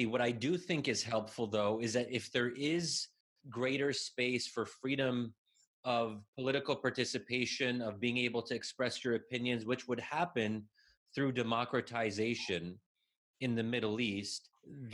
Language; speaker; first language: English; native; English